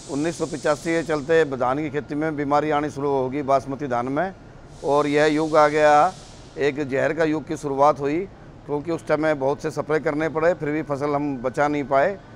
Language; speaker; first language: Hindi; native; Hindi